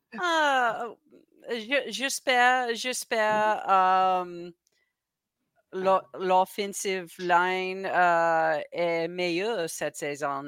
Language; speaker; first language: French; non-native, learner; English